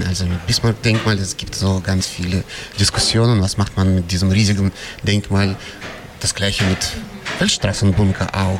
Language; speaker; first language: German; non-native, fluent; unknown